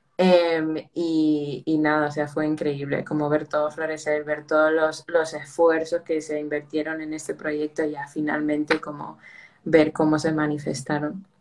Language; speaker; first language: Spanish; early bilingual, heritage; Spanish